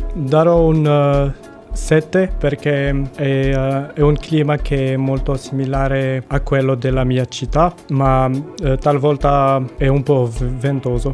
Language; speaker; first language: Italian; non-native, fluent; Arabic